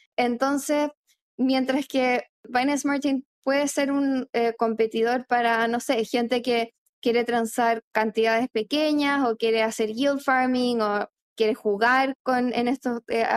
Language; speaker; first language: Spanish; native; Spanish